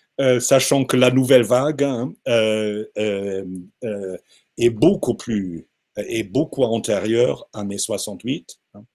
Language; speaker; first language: French; non-native, fluent; German